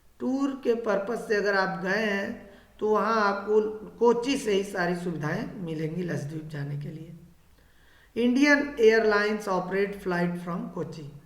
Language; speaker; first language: Hindi; native; Hindi